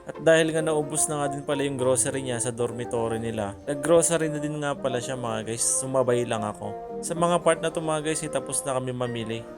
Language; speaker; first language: Filipino; non-native, local second language; Iloko